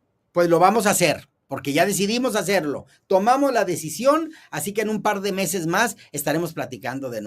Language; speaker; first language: Spanish; native; Spanish